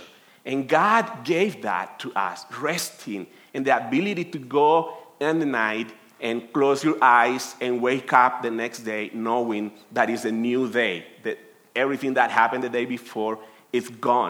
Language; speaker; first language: English; non-native, fluent; Spanish